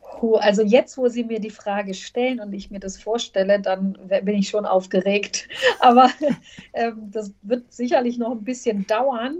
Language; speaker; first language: German; early bilingual, other home language; Bosnian